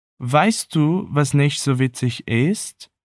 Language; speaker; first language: German; non-native, fluent; Portuguese